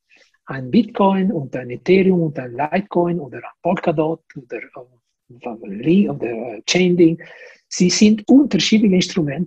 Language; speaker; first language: German; non-native, fluent; Italian